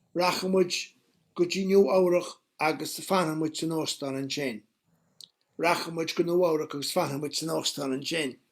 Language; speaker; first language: Irish; non-native, fluent; English